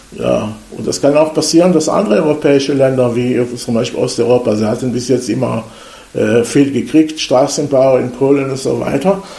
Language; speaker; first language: German; non-native, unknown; Hebrew